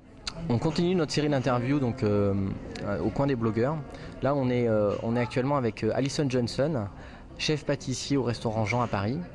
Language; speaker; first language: French; native; French